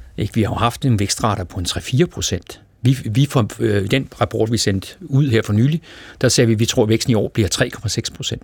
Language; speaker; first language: Danish; native; Danish